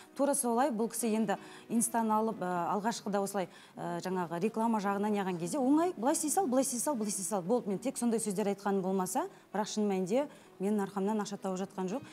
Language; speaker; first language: Kazakh; native; Kazakh